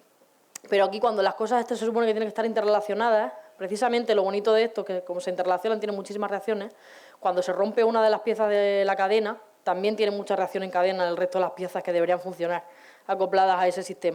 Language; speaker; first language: Spanish; native; Spanish